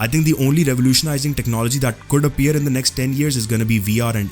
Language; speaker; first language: English; non-native, local second language; Urdu